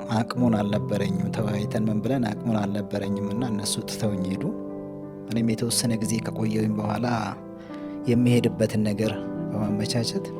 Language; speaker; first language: Amharic; non-native, local second language; Oromo